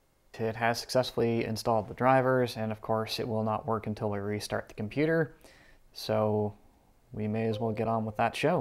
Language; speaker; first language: English; native; English